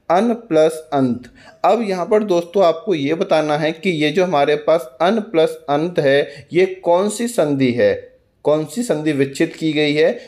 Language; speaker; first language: Hindi; native; Hindi